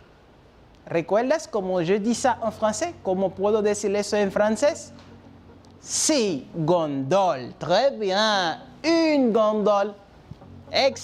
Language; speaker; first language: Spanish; non-native, fluent; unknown